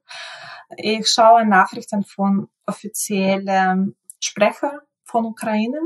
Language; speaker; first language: German; non-native, fluent; Ukrainian